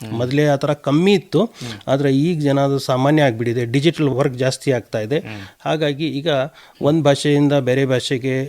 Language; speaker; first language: Kannada; non-native, local second language; Urdu